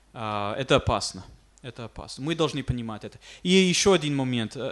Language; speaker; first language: Russian; non-native, fluent; English